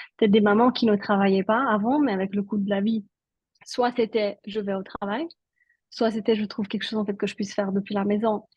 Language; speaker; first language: French; non-native, local second language; Italian